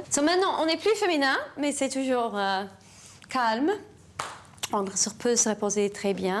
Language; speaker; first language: French; non-native, learner; English